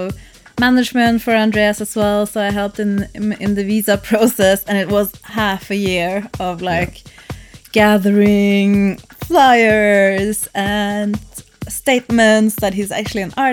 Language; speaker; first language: English; non-native, fluent; Norwegian